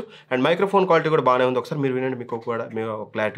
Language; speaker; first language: Telugu; native; Telugu